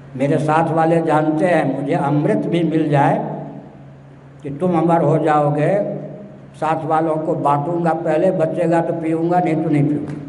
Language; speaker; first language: Hindi; non-native, local second language; Maithili